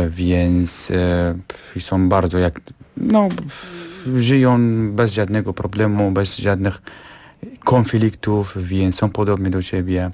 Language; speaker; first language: Polish; non-native, fluent; Kurdish